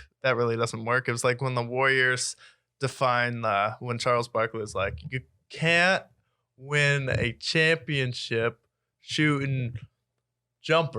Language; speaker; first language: English; native; English